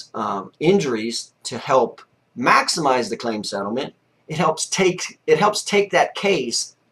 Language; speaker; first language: English; native; English